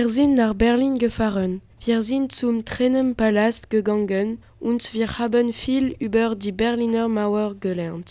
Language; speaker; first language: German; non-native, learner; French